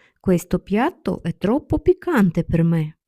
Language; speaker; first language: Italian; non-native, fluent; Ukrainian